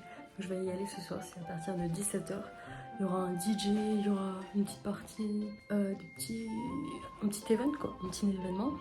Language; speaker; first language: French; native; French